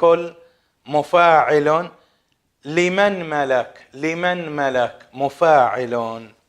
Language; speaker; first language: Arabic; native; Arabic